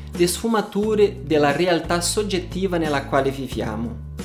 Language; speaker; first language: Italian; non-native, fluent; Portuguese